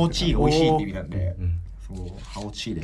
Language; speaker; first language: Japanese; native; Japanese